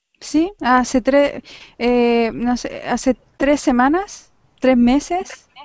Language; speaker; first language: Spanish; native; Spanish